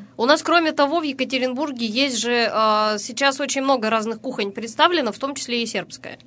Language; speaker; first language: Russian; native; Russian